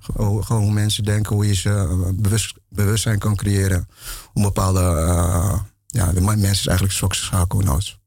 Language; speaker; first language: Dutch; native; Dutch